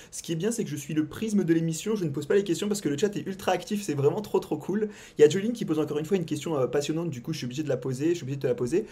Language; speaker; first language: French; native; French